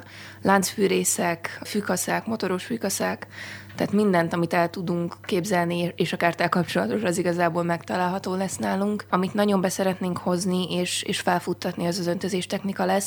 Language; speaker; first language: Hungarian; native; Hungarian